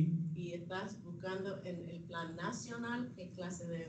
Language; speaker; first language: Spanish; non-native, fluent; English